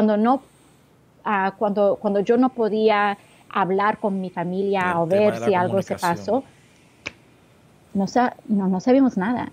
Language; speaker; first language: Spanish; early bilingual, heritage; Spanish